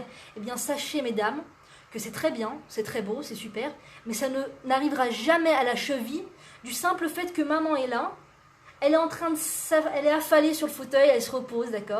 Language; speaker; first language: French; native; French